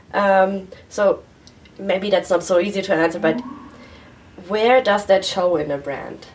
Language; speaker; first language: English; non-native, fluent; German